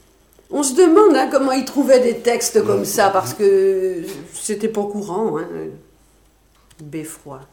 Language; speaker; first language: French; native; French